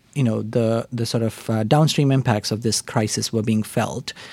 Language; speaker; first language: English; non-native, local second language; Hindi